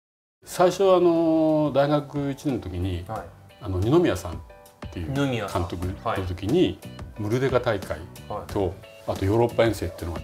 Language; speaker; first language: Japanese; native; Japanese